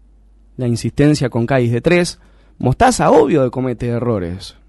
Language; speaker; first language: Spanish; native; Spanish